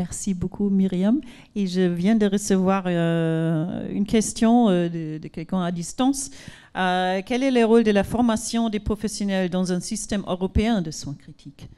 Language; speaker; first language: French; non-native, fluent; German